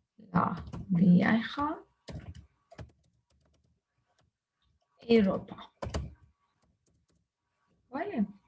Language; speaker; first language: Spanish; non-native, fluent; Turkish